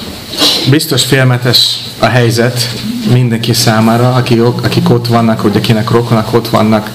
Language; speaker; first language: Hungarian; non-native, fluent; English